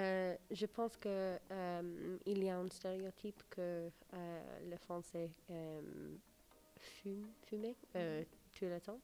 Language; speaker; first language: French; non-native, learner; English